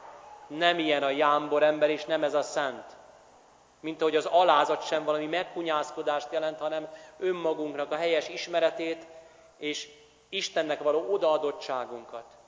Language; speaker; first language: Hungarian; native; Hungarian